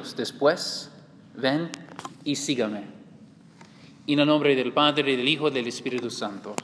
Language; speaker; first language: Spanish; non-native, learner; English